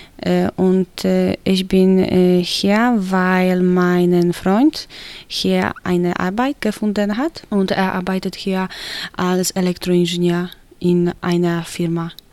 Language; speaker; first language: German; non-native, learner; Polish